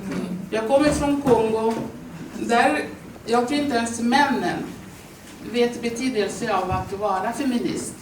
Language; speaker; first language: Swedish; non-native, fluent; Swahili